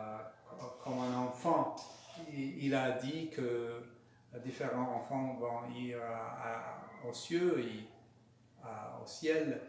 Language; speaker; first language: French; non-native, learner; Spanish